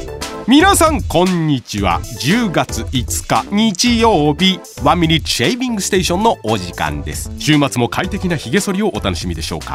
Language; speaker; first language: Japanese; native; Japanese